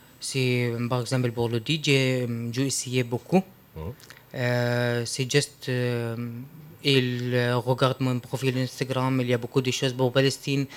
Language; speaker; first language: French; non-native, learner; Arabic